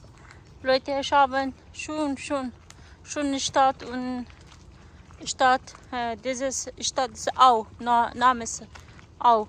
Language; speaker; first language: German; non-native, learner; Persian